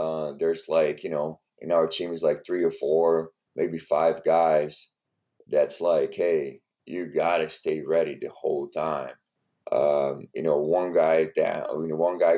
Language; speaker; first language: English; non-native, fluent; Portuguese